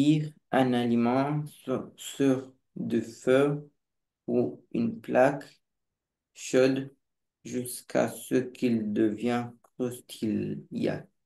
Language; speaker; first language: French; non-native, learner; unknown